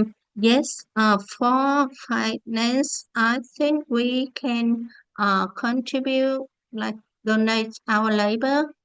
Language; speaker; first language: English; non-native, learner; Vietnamese